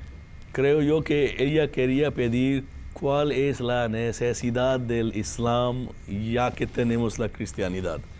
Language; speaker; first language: Spanish; non-native, fluent; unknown